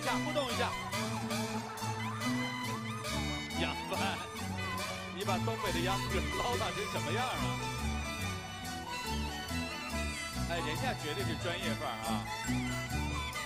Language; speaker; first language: Chinese; native; Chinese